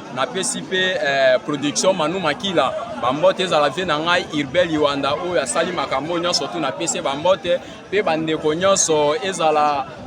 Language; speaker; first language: Lingala; native; Lingala